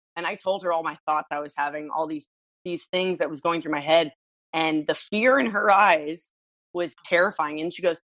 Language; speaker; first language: English; native; English